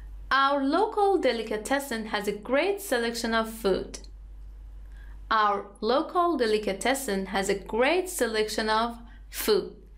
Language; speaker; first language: English; non-native, fluent; Persian